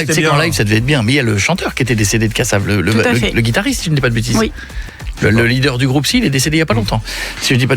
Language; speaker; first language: French; native; French